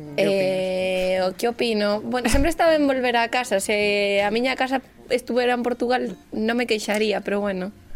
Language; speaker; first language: Galician; native; Galician